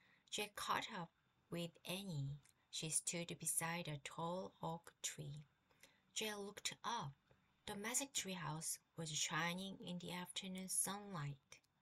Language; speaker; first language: English; non-native, fluent; Korean